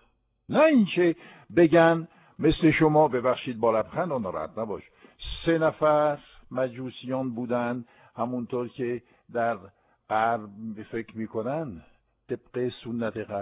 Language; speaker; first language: Persian; non-native, fluent; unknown